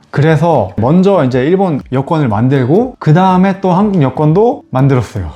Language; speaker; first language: Korean; native; Korean